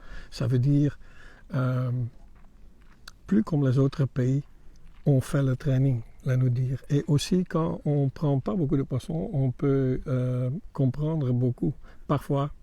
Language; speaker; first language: French; non-native, learner; Dutch